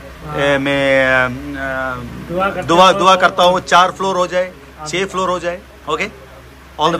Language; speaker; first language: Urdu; non-native, local second language; Telugu